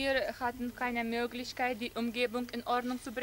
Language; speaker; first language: German; non-native, fluent; Lithuanian